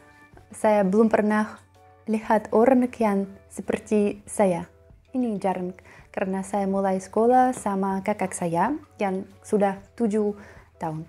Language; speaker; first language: Indonesian; non-native, learner; Russian